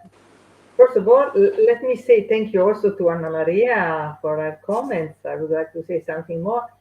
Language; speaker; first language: English; non-native, fluent; Italian